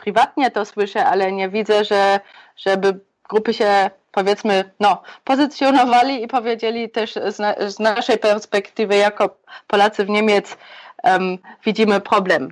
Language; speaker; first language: Polish; early bilingual, other home language; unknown